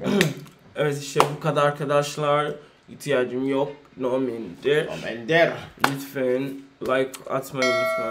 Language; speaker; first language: Turkish; non-native, fluent; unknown